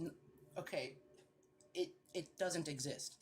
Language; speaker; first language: English; native; English